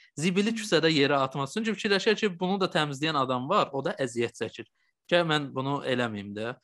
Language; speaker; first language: Azerbaijani; native; Azerbaijani